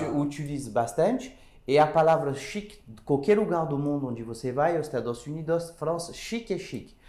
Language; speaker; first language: Portuguese; non-native, fluent; French